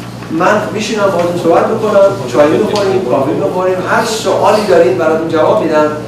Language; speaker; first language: Persian; early bilingual, other home language; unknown